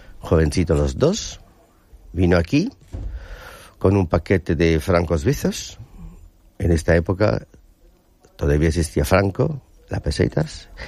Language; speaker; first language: Spanish; non-native, fluent; Italian